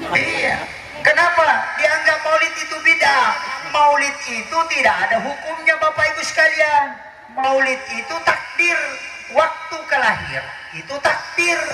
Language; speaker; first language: Indonesian; non-native, local second language; Buginese